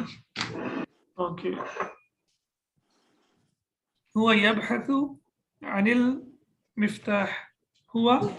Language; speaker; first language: Arabic; non-native, fluent; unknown